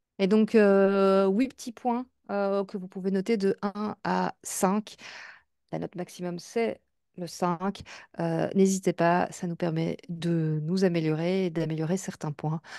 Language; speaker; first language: French; native; French